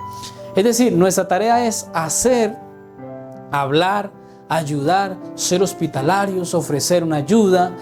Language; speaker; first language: Spanish; native; Spanish